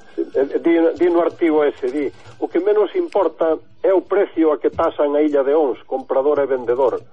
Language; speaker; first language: Galician; native; Galician